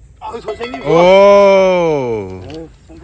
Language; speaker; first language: Korean; native; Korean